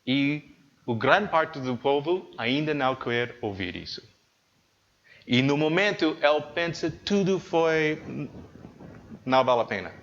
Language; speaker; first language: Portuguese; non-native, learner; English